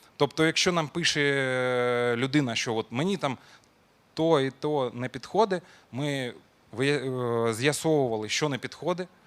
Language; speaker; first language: Ukrainian; non-native, local second language; Russian